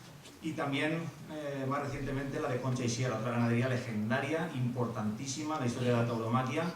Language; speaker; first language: Spanish; native; Spanish